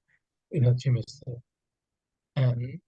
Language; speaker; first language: English; non-native, learner; Vietnamese